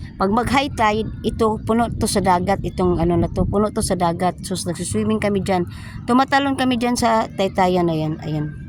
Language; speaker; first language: Filipino; non-native, local second language; Masbatenyo